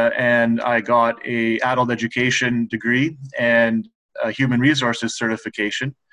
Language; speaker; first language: English; native; English